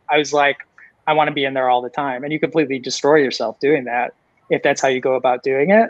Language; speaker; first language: English; native; English